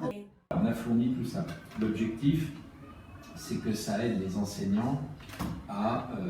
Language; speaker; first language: French; native; French